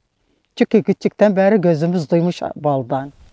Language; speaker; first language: Turkish; non-native, local second language; Arabic